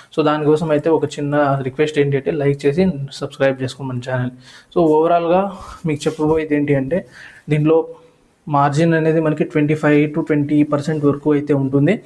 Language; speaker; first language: Telugu; non-native, local second language; Urdu